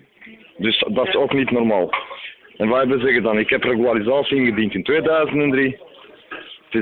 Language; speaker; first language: Dutch; non-native, fluent; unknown